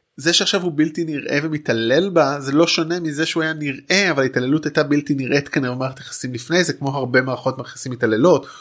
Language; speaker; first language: Hebrew; native; Hebrew